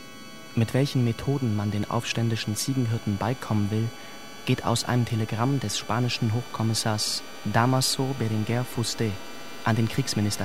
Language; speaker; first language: German; native; German